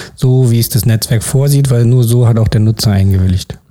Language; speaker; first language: German; native; German